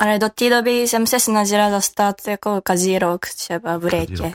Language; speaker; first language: Czech; non-native, learner; Japanese